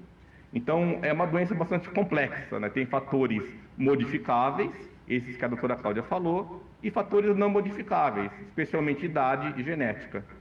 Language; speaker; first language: Portuguese; native; Portuguese